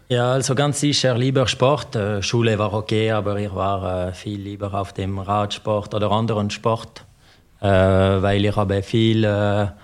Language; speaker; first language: German; non-native, local second language; French